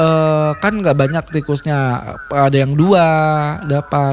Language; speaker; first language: Indonesian; native; Indonesian